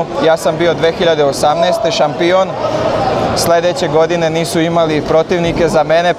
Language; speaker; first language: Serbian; non-native, local second language; Slovak